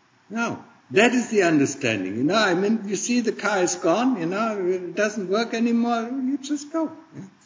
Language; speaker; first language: English; non-native, fluent; German